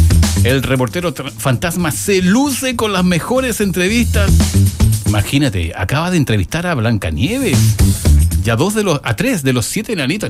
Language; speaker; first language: Spanish; native; Spanish